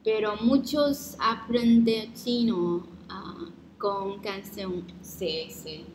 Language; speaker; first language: Spanish; non-native, learner; Chinese